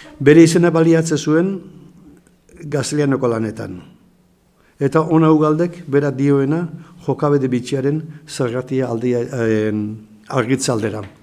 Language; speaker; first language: Basque; native; Basque